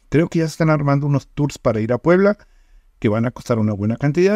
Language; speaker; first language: Spanish; native; Spanish